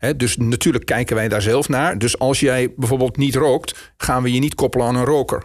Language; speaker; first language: Dutch; native; Dutch